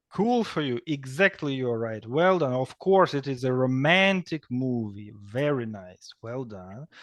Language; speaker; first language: English; non-native, fluent; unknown